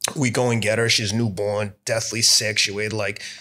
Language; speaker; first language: English; native; English